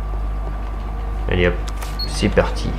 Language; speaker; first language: French; native; French